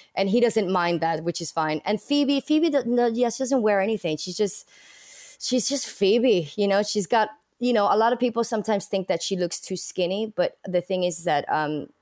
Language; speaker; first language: English; early bilingual, other home language; Spanish